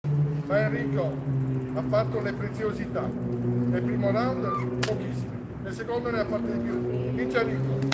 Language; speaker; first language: Italian; native; Italian